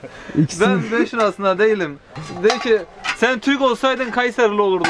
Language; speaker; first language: Turkish; early bilingual, heritage; Turkish